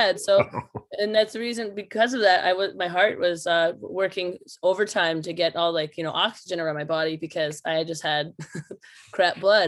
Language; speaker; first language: English; native; English